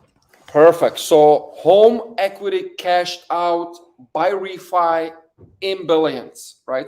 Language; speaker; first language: English; native; English